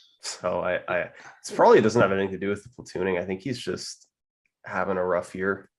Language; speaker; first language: English; native; English